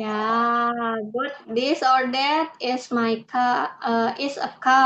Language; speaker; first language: English; non-native, fluent; Indonesian